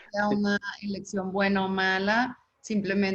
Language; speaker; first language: Spanish; native; Spanish